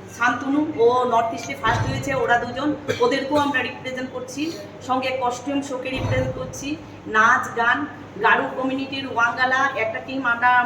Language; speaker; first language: Bangla; native; Bangla